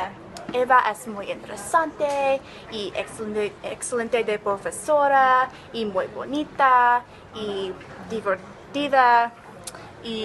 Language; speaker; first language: Spanish; non-native, learner; English